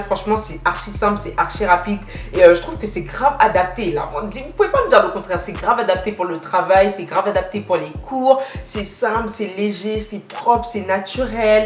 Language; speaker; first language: French; native; French